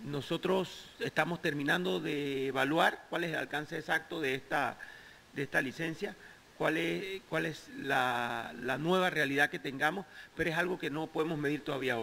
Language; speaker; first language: Spanish; native; Spanish